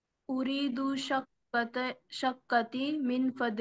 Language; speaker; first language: Arabic; non-native, learner; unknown